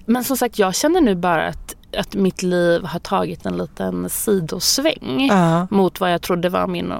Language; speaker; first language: Swedish; native; Swedish